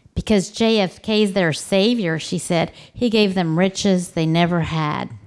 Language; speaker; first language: English; early bilingual, other home language; Spanish